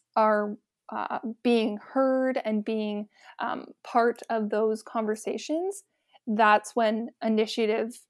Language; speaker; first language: English; native; English